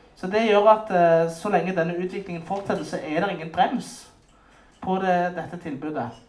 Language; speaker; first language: Norwegian; native; Norwegian